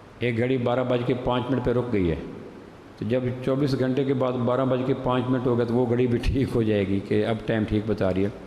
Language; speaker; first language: Urdu; native; Urdu